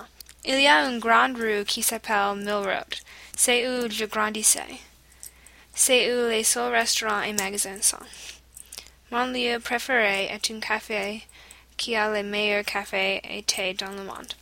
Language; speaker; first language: French; non-native, learner; English